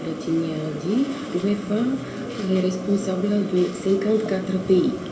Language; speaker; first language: French; non-native, fluent; Bulgarian